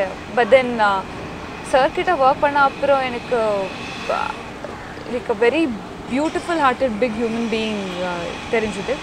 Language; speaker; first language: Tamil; non-native, learner; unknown